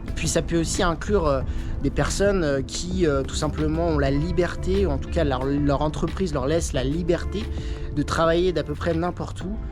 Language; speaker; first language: French; native; French